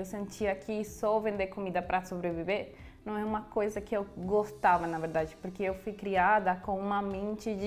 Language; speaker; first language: Portuguese; non-native, fluent; Spanish